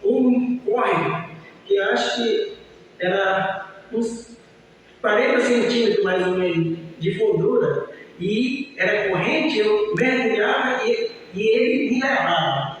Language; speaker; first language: Portuguese; early bilingual, other home language; Japanese